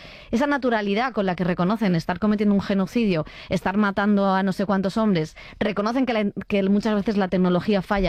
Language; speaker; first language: Spanish; native; Spanish